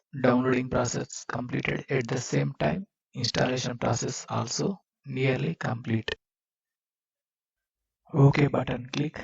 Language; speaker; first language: English; non-native, learner; Telugu